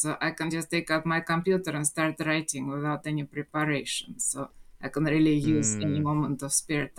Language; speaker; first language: English; non-native, fluent; Russian